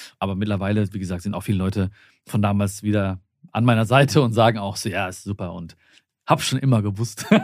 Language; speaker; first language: German; early bilingual, other home language; Malayalam